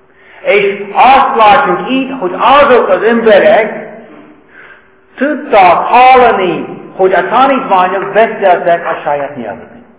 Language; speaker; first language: Hungarian; non-native, fluent; English